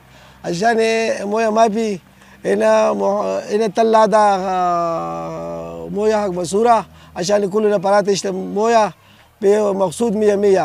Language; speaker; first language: Arabic; non-native, learner; Pashto